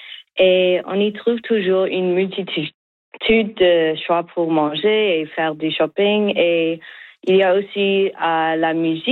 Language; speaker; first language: French; non-native, learner; English